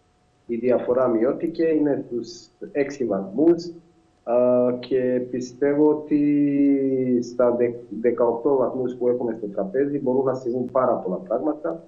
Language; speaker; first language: Greek; non-native, fluent; Serbian